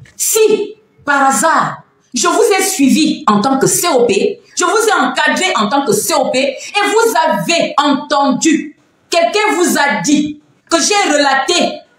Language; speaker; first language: French; non-native, local second language; Fang